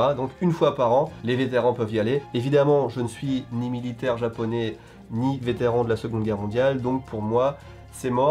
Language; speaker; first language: French; native; French